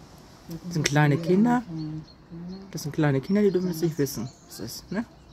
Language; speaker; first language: German; native; German